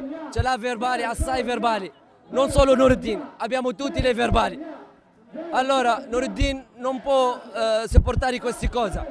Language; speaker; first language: Italian; non-native, learner; Arabic